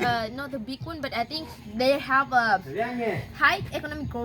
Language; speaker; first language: English; non-native, learner; Indonesian